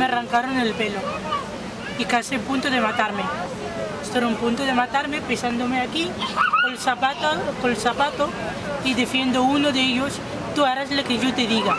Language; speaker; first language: Spanish; non-native, fluent; Arabic